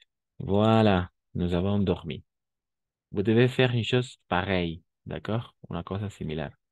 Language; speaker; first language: French; non-native, fluent; Spanish